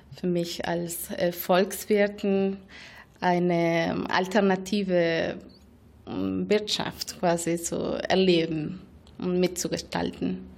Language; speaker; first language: German; non-native, fluent; Spanish